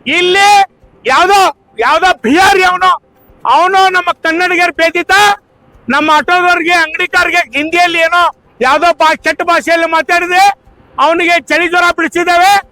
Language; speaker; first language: Kannada; native; Kannada